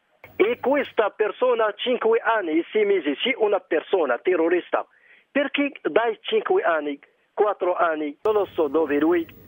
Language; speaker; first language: Italian; non-native, learner; Arabic